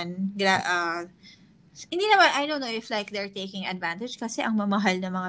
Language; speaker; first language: English; non-native, local second language; Hiligaynon